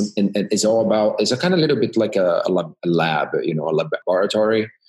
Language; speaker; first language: English; non-native, fluent; Portuguese